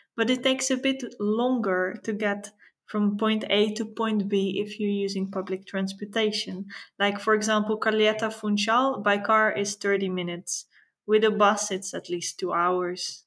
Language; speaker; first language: English; non-native, fluent; Dutch